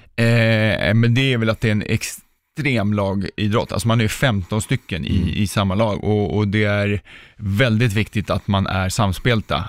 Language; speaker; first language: Swedish; early bilingual, other home language; Czech